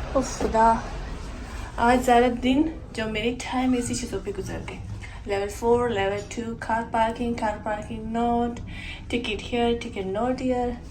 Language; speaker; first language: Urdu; non-native, local second language; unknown